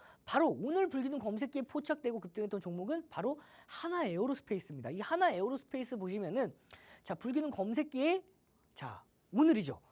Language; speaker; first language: Korean; native; Korean